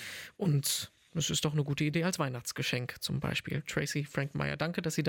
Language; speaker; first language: German; native; German